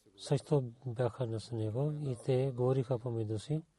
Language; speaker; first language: Bulgarian; non-native, learner; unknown